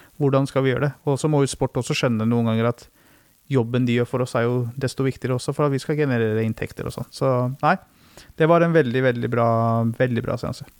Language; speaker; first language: Norwegian; early bilingual, other home language; Persian